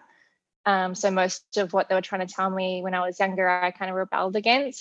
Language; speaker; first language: English; native; English